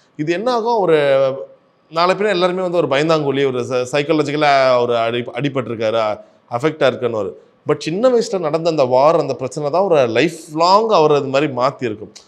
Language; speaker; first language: Tamil; native; Tamil